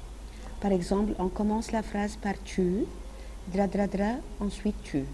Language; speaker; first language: French; non-native, fluent; Arabic